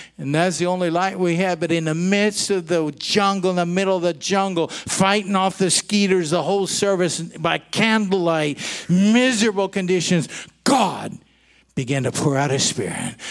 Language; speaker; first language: English; native; English